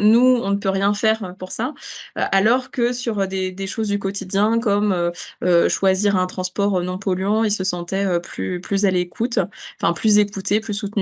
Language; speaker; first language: French; native; French